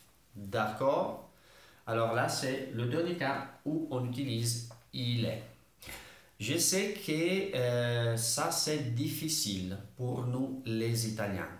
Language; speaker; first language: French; non-native, fluent; Italian